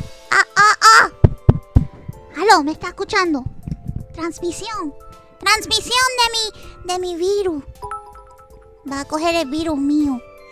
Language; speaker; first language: Spanish; early bilingual, heritage; Spanish